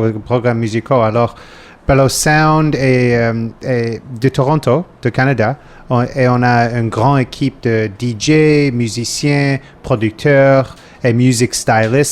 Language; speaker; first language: French; non-native, fluent; English